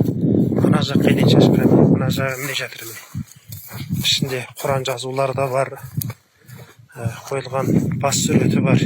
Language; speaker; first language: Kazakh; native; Kazakh